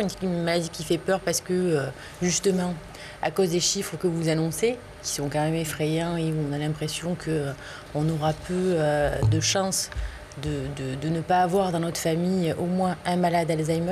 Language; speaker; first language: French; native; French